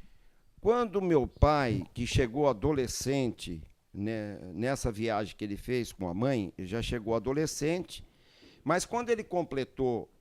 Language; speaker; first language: Portuguese; early bilingual, other home language; Arabic